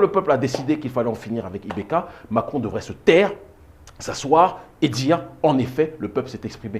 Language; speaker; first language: French; native; French